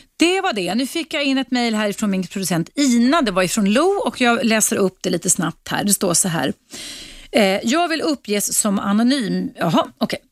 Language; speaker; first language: Swedish; native; Swedish